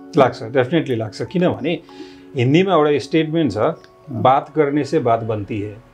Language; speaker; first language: Nepali; non-native, local second language; Maithili